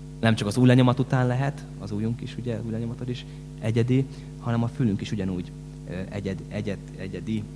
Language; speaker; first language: Hungarian; native; Hungarian